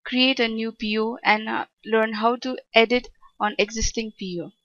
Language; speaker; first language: English; non-native, local second language; Nepali